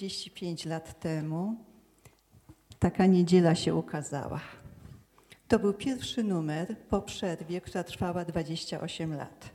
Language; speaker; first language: Polish; native; Polish